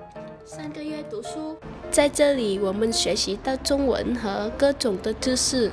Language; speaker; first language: Chinese; non-native, learner; Vietnamese